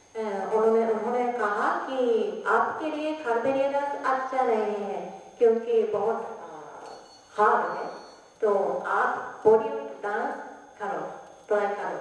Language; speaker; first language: Hindi; non-native, learner; Japanese